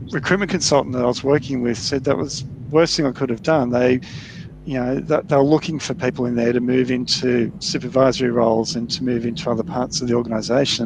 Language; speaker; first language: English; native; English